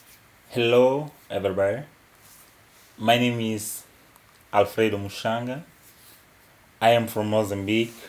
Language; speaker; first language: English; non-native, local second language; Portuguese